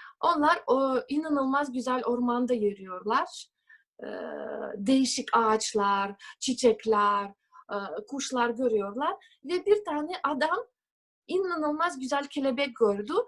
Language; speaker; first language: Turkish; non-native, fluent; Russian